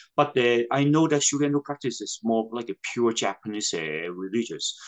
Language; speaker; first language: English; non-native, local second language; Cantonese